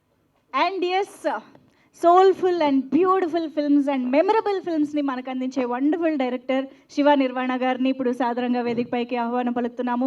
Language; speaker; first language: Telugu; native; Telugu